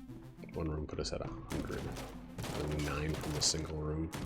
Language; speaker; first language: English; native; English